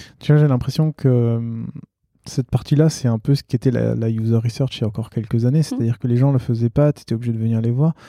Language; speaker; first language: French; native; French